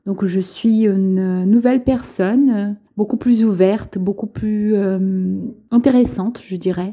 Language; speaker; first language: French; non-native, local second language; Portuguese